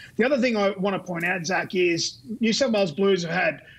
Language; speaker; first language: English; native; English